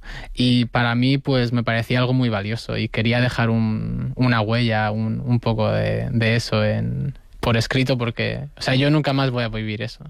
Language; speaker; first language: Spanish; native; Spanish